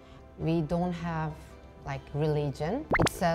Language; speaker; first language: English; non-native, fluent; Turkish